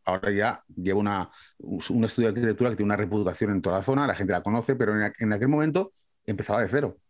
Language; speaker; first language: Spanish; native; Spanish